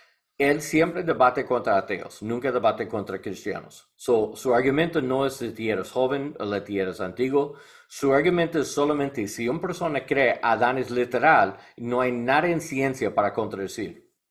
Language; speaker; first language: Spanish; non-native, learner; English